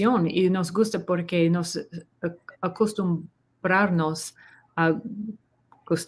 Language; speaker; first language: Spanish; non-native, learner; English